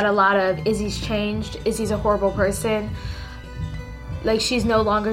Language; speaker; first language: English; early bilingual, other home language; Min Nan Chinese